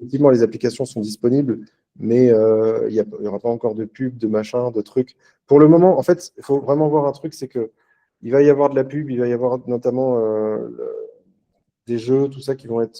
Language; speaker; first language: French; native; French